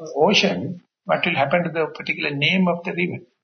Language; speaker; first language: English; non-native, local second language; Sinhala